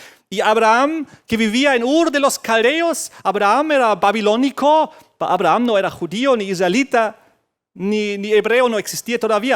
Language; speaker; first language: Spanish; native; Spanish